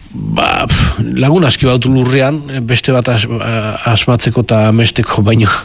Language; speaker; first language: Basque; native; Basque